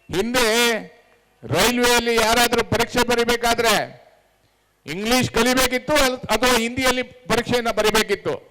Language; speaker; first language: Kannada; native; Kannada